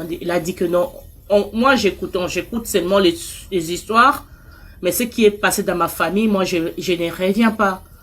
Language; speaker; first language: French; non-native, local second language; Lingala